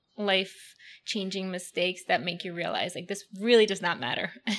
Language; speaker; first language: English; early bilingual, other home language; Russian